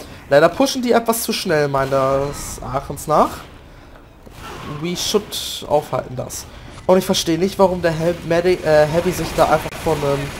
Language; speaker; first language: German; native; German